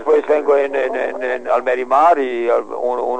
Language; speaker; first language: Spanish; non-native, learner; Serbian